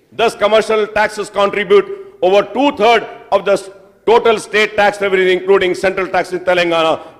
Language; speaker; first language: English; non-native, local second language; Urdu